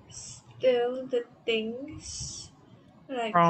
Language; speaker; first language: English; non-native, learner; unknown